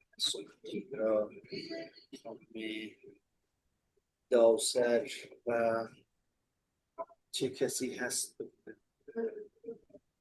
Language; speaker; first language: Persian; non-native, fluent; Urdu